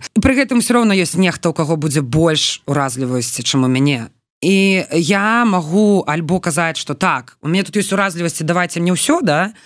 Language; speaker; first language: Belarusian; non-native, local second language; Russian